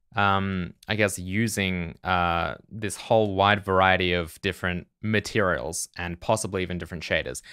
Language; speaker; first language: English; native; English